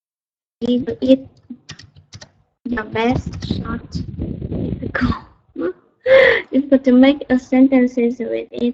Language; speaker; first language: English; non-native, learner; Vietnamese